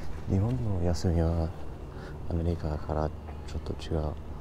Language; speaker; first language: Japanese; non-native, learner; English